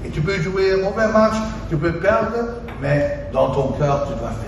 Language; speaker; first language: French; non-native, fluent; Dutch